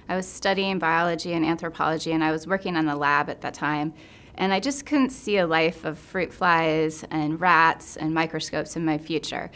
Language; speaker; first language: English; native; English